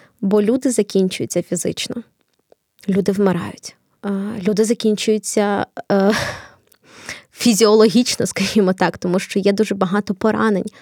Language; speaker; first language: Ukrainian; non-native, local second language; Russian